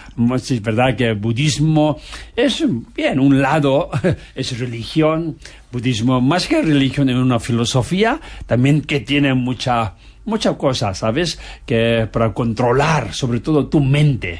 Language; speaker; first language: Spanish; non-native, fluent; Tibetan